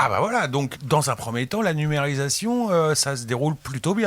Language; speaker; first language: French; native; French